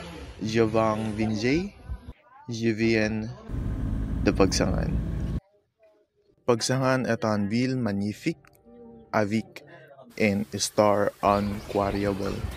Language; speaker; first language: French; non-native, learner; Filipino